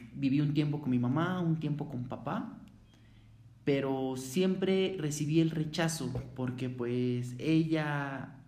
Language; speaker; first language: Spanish; native; Spanish